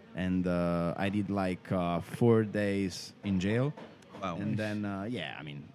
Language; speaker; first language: English; non-native, learner; Italian